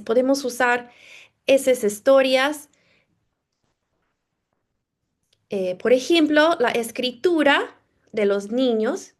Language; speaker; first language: Spanish; non-native, fluent; English